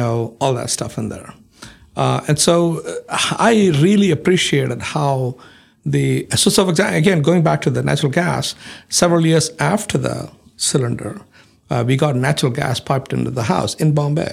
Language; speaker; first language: English; non-native, local second language; Malayalam